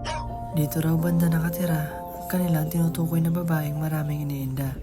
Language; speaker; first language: Filipino; native; Filipino